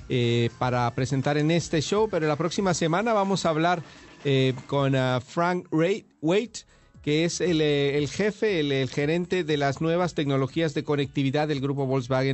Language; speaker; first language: Spanish; native; Spanish